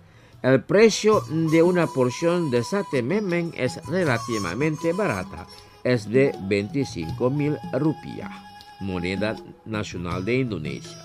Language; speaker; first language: Spanish; non-native, fluent; Indonesian